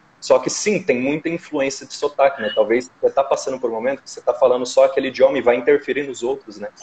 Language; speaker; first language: Portuguese; native; Portuguese